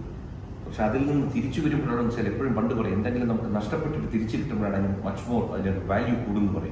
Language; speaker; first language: Malayalam; native; Malayalam